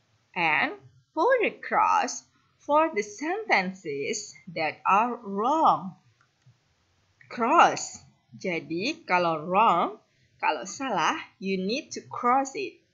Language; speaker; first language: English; non-native, fluent; Indonesian